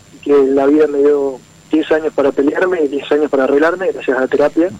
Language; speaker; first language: Spanish; native; Spanish